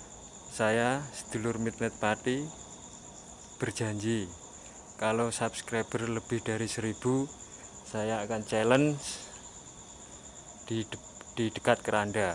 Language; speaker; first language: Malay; non-native, local second language; Javanese